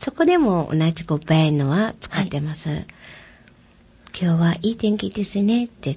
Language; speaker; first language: Japanese; native; Japanese